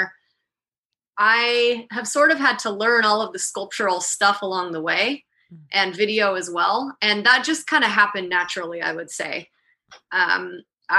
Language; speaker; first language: English; native; English